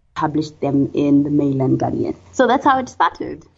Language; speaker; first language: English; non-native, local second language; Tswana